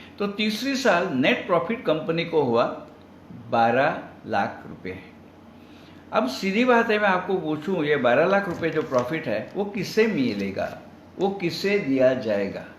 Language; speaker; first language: Hindi; non-native, local second language; Marathi